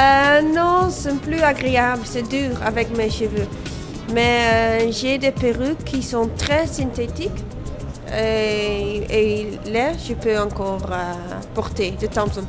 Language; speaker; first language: French; non-native, fluent; Dutch